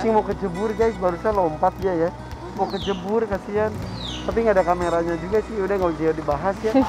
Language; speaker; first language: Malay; non-native, local second language; Sundanese